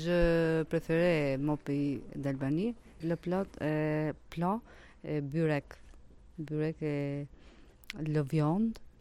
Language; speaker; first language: French; non-native, learner; Albanian